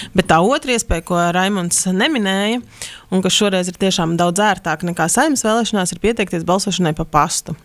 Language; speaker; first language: Latvian; native; Latvian